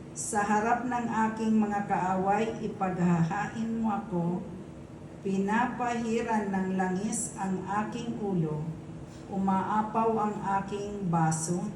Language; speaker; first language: Filipino; non-native, local second language; Bikol